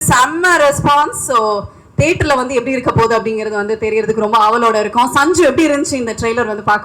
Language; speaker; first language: Tamil; native; Tamil